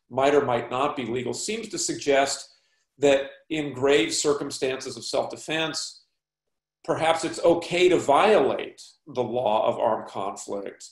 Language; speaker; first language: English; native; English